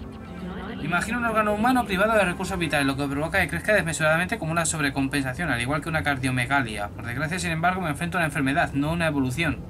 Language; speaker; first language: Spanish; native; Spanish